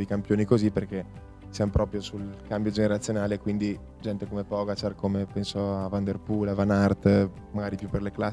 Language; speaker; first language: Italian; native; Italian